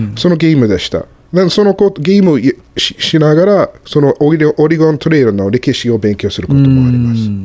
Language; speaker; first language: Japanese; non-native, fluent; English